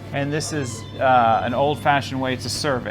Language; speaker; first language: English; native; English